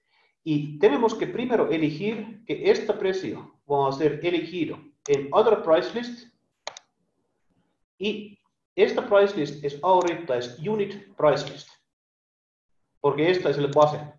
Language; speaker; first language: Spanish; non-native, learner; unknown